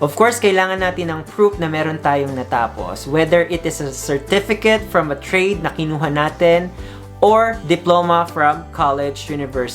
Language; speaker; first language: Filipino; native; Filipino